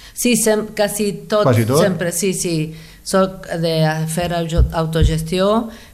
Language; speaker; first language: Catalan; non-native, fluent; Spanish